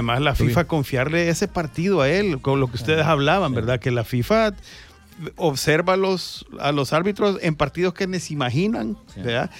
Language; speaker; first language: Spanish; native; Spanish